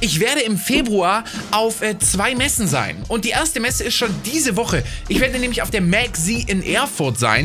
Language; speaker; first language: German; native; German